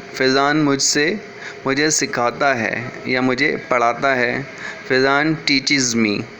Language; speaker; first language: Urdu; native; Urdu